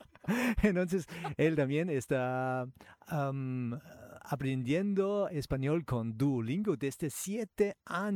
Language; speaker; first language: Spanish; non-native, learner; German